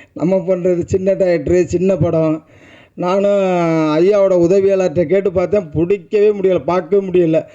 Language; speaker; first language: Tamil; native; Tamil